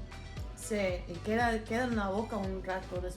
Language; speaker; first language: Spanish; non-native, fluent; English